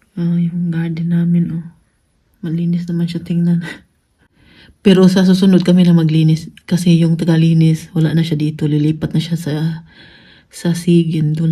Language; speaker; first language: Filipino; non-native, local second language; Cebuano